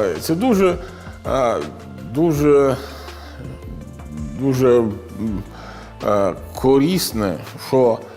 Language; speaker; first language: Ukrainian; non-native, learner; Italian